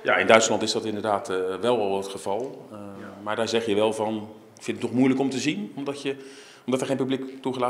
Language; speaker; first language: Dutch; native; Dutch